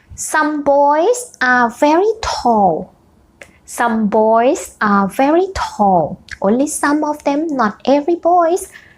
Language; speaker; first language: English; non-native, fluent; Thai